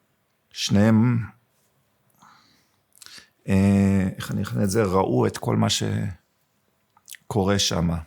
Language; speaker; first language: Hebrew; early bilingual, other home language; German